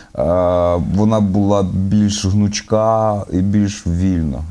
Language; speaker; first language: Ukrainian; native; Ukrainian